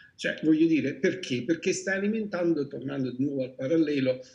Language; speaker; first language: Italian; native; Italian